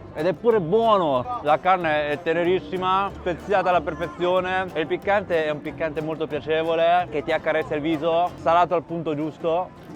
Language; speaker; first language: Italian; early bilingual, other home language; Chinese